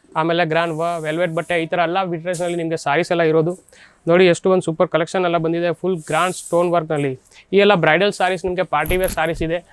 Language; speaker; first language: Kannada; non-native, learner; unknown